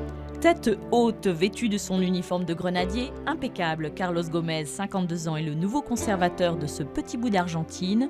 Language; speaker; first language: French; native; French